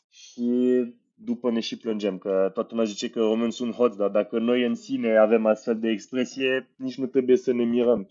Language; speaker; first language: Romanian; non-native, fluent; French